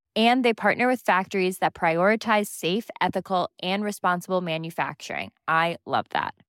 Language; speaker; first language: English; native; English